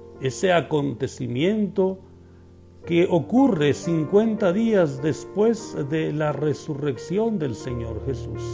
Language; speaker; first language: Spanish; native; Spanish